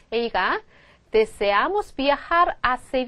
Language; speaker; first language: Spanish; non-native, fluent; Korean